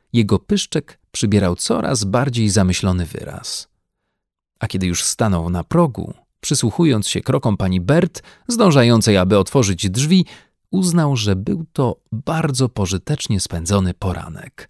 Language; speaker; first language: Polish; native; Polish